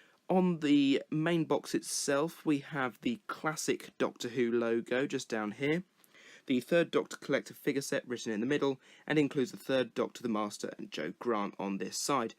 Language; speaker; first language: English; native; English